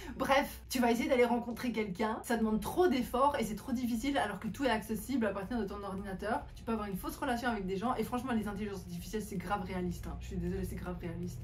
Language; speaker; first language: French; native; French